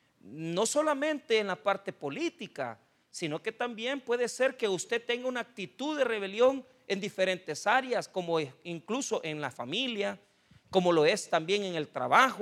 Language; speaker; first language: Spanish; native; Spanish